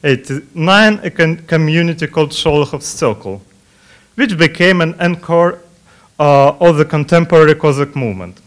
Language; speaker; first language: English; non-native, fluent; Russian